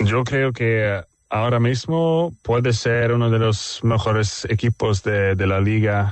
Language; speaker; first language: Spanish; non-native, fluent; Swedish